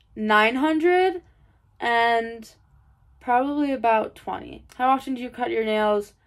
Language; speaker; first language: English; native; English